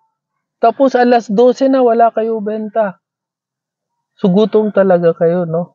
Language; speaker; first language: Filipino; non-native, learner; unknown